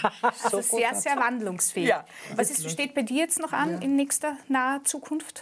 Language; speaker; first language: German; native; German